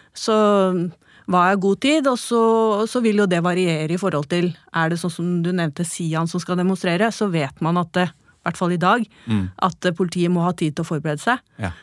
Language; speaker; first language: Norwegian; native; Norwegian